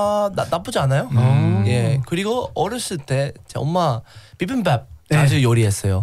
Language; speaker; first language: Korean; non-native, learner; English